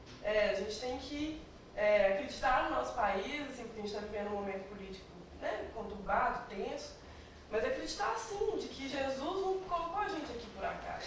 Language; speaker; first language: Portuguese; native; Portuguese